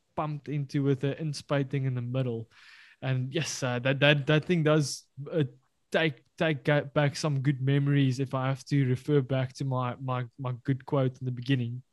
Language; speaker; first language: English; non-native, local second language; Afrikaans